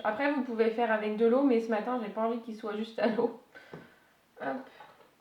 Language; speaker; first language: French; native; French